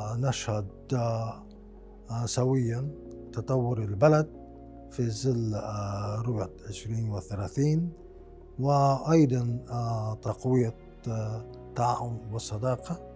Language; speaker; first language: Arabic; non-native, fluent; Japanese